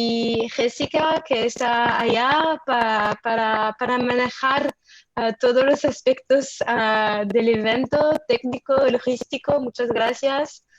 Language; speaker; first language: Spanish; non-native, fluent; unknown